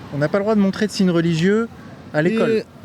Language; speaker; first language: French; native; French